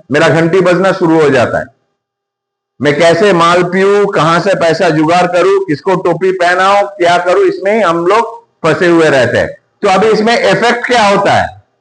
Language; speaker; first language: Hindi; non-native, local second language; Bangla